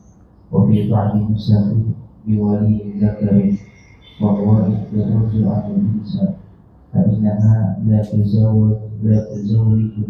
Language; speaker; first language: Arabic; non-native, learner; Indonesian